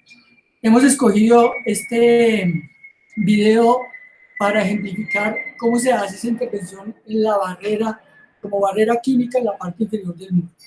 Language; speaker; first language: Spanish; native; Spanish